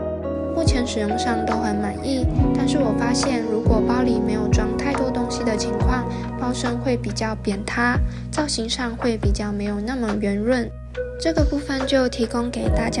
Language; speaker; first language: Chinese; native; Chinese